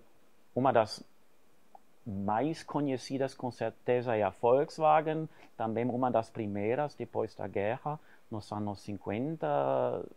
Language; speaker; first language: Portuguese; non-native, fluent; German